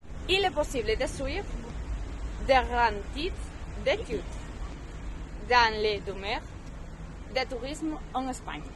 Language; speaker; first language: French; non-native, learner; Spanish